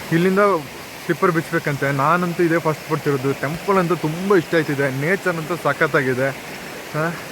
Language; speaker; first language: Kannada; non-native, local second language; Kodava